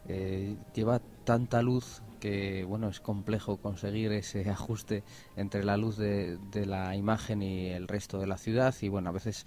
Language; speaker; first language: Spanish; native; Spanish